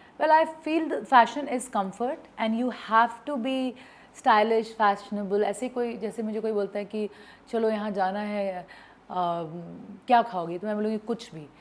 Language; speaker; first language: Hindi; native; Hindi